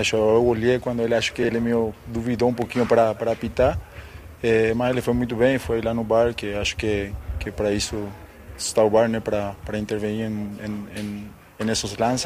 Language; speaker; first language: Portuguese; non-native, fluent; Spanish